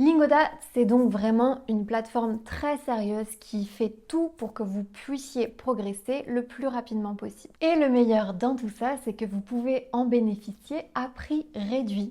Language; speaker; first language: French; native; French